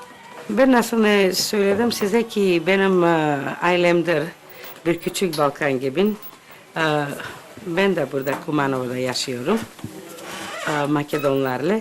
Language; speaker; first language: Turkish; early bilingual, heritage; Turkish